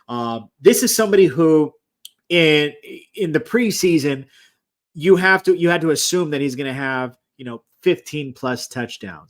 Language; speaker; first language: English; native; English